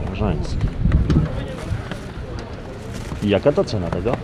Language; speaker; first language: Polish; native; Polish